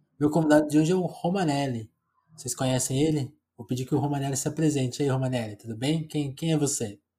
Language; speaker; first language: Portuguese; native; Portuguese